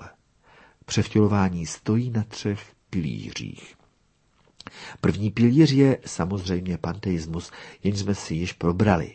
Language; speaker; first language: Czech; native; Czech